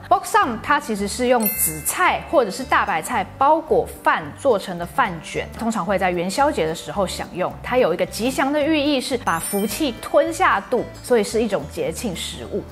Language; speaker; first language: Chinese; native; Chinese